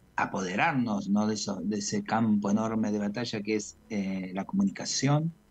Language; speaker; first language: Spanish; native; Spanish